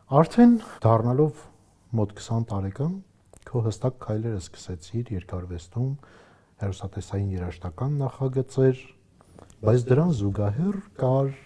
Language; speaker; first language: Armenian; native; Armenian